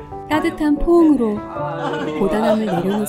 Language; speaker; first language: Korean; native; Korean